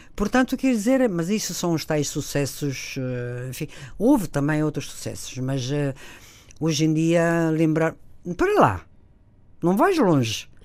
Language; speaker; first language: Portuguese; non-native, fluent; Italian